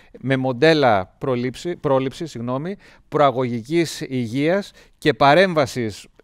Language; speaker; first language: Greek; native; Greek